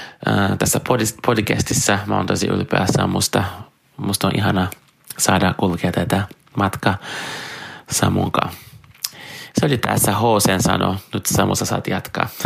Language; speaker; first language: Finnish; non-native, fluent; Portuguese